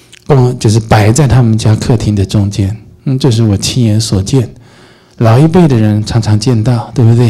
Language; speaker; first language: Chinese; native; Chinese